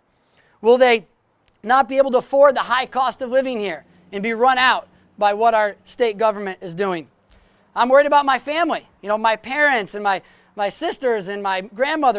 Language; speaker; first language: English; native; English